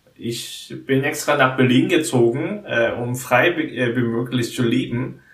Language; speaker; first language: German; non-native, learner; Korean